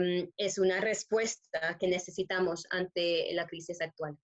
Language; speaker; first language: Spanish; non-native, fluent; English